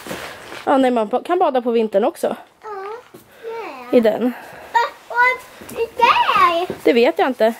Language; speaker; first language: Swedish; native; Swedish